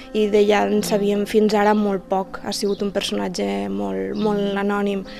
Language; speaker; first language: Catalan; native; Catalan